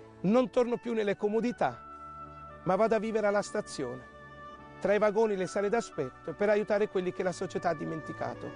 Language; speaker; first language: Italian; native; Italian